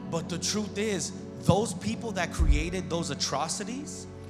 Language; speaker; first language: English; early bilingual, other home language; Spanish